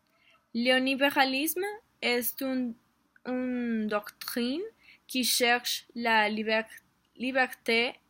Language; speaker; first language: French; non-native, learner; Spanish